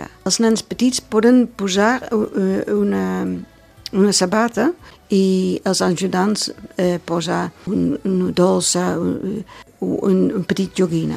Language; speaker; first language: Catalan; non-native, learner; Dutch